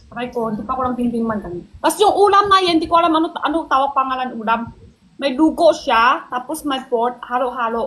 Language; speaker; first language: Filipino; non-native, learner; Chinese